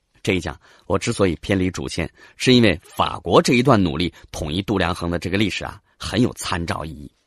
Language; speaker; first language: Chinese; native; Chinese